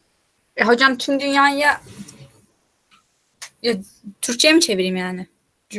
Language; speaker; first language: Turkish; native; Turkish